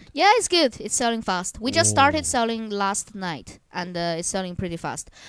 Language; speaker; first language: English; non-native, fluent; Chinese